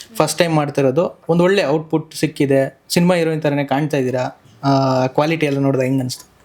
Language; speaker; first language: Kannada; native; Kannada